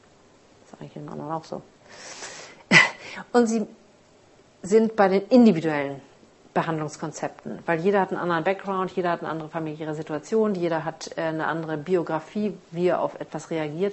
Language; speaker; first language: German; native; German